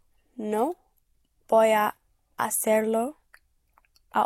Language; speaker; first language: Spanish; non-native, learner; English